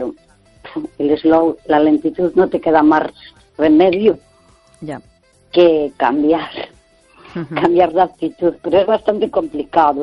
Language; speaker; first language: Spanish; native; Spanish